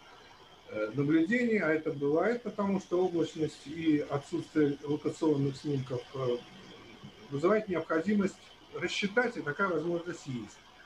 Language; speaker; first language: Russian; native; Russian